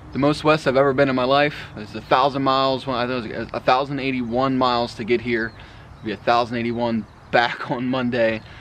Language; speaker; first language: English; native; English